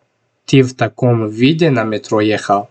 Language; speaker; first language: Russian; non-native, local second language; Tajik